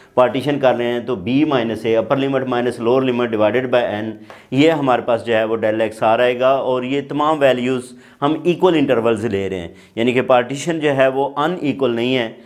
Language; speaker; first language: Urdu; non-native, local second language; Punjabi